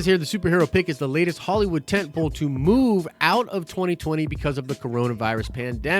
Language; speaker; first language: English; native; English